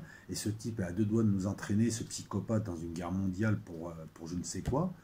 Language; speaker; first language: French; native; French